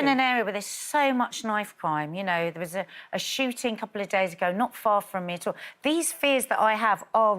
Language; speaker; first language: English; native; English